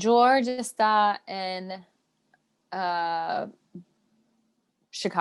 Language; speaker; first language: Spanish; non-native, learner; English